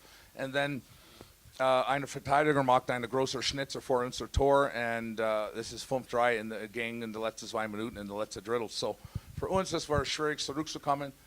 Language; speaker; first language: German; non-native, learner; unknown